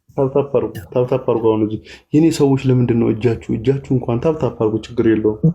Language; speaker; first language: Amharic; native; Amharic